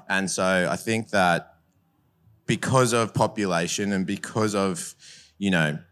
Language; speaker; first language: English; native; English